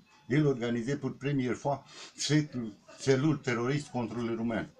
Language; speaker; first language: French; non-native, learner; Romanian